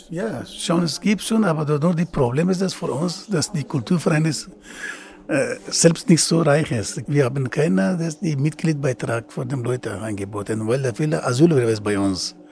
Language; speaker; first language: German; non-native, learner; Persian